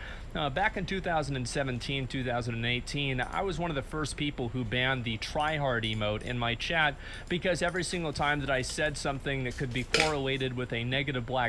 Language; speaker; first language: English; native; English